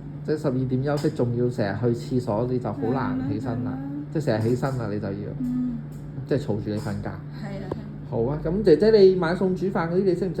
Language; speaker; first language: Cantonese; native; Cantonese